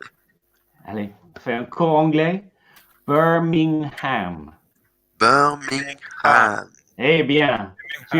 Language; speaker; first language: French; non-native, learner; English